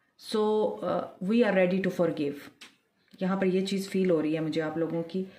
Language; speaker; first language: Urdu; native; Urdu